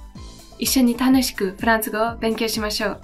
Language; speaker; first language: Japanese; non-native, fluent; French